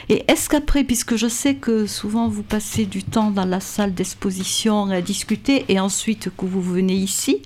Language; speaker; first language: French; native; French